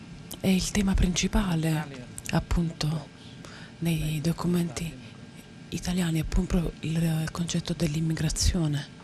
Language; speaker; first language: Italian; native; Italian